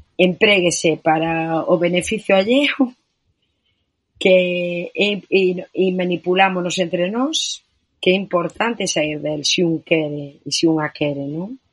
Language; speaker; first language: Galician; non-native, local second language; Spanish